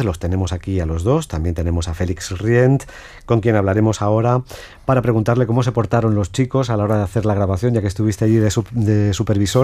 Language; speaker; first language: Spanish; native; Spanish